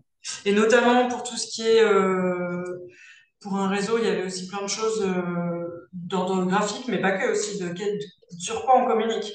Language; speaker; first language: French; native; French